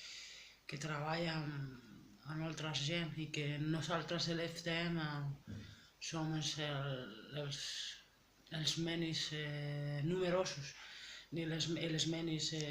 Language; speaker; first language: Catalan; non-native, learner; French